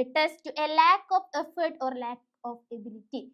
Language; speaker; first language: English; non-native, local second language; Malayalam